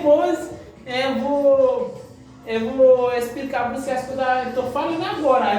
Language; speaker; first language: Portuguese; non-native, learner; Haitian Creole